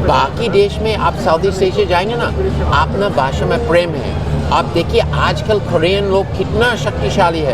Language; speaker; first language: Hindi; non-native, learner; English